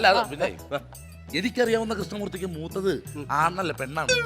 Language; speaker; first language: Malayalam; native; Malayalam